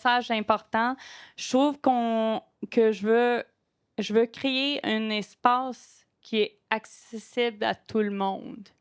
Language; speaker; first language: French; non-native, local second language; English